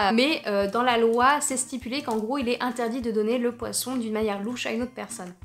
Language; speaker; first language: French; native; French